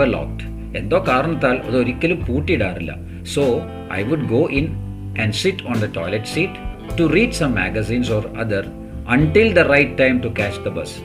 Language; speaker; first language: Malayalam; native; Malayalam